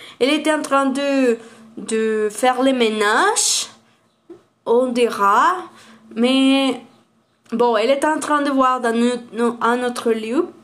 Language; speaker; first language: French; non-native, learner; Spanish